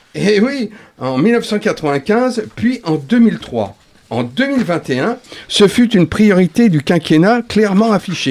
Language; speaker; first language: French; native; French